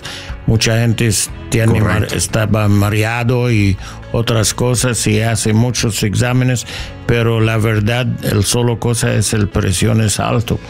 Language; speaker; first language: Spanish; non-native, learner; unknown